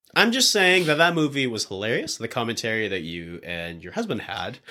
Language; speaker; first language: English; early bilingual, other home language; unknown